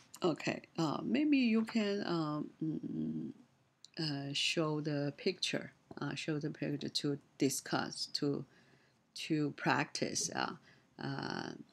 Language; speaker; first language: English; non-native, learner; Chinese